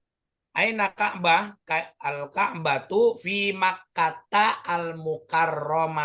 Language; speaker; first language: Arabic; non-native, fluent; Indonesian